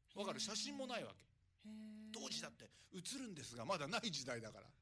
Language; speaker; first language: Japanese; native; Japanese